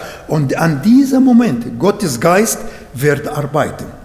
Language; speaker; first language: German; non-native, fluent; Arabic